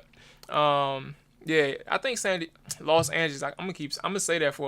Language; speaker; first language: English; native; English